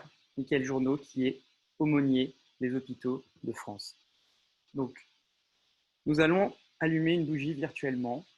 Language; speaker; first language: French; native; French